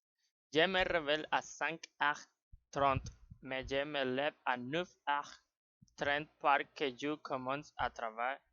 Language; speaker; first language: French; non-native, learner; Spanish